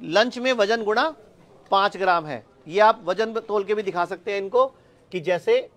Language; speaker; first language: Hindi; native; Hindi